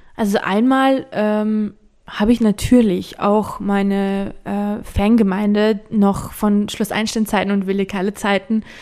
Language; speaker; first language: German; non-native, fluent; Georgian